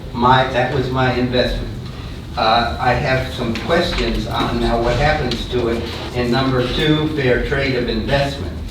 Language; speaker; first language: English; native; English